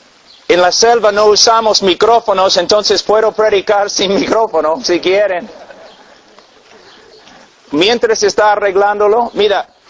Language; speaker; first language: Spanish; non-native, fluent; English